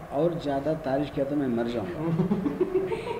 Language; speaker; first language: Hindi; non-native, local second language; Telugu